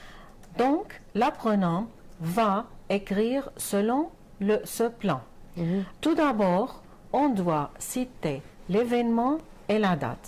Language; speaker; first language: French; non-native, fluent; Arabic